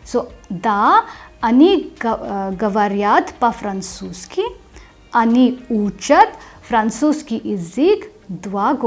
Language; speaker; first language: Russian; non-native, fluent; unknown